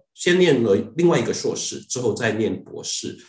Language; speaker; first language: Chinese; non-native, fluent; Cantonese